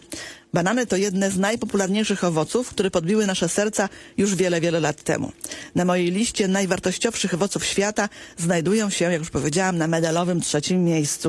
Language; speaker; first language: Polish; native; Polish